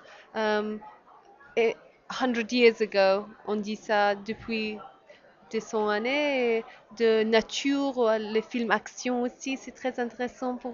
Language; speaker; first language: French; non-native, learner; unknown